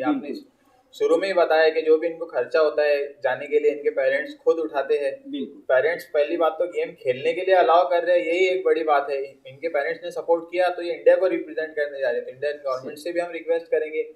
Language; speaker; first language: Hindi; non-native, local second language; Urdu